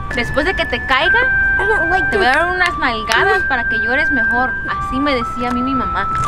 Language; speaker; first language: Spanish; early bilingual, heritage; Spanish